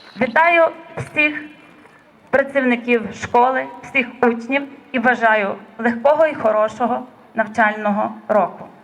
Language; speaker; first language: Ukrainian; native; Ukrainian